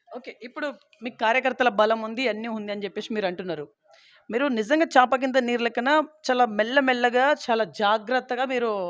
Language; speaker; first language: Telugu; native; Telugu